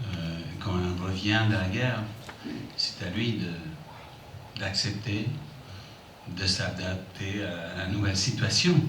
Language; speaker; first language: French; non-native, fluent; English